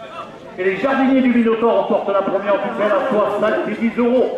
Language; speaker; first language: French; native; French